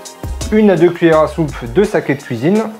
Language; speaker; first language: French; native; French